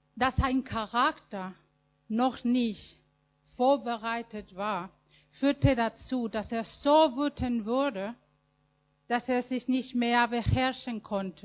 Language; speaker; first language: German; non-native, fluent; Spanish